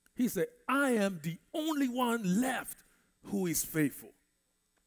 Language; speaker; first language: English; non-native, fluent; French